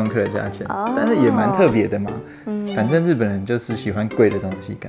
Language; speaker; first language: Chinese; native; Chinese